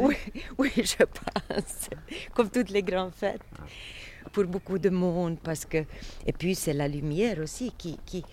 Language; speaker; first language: French; non-native, fluent; Swedish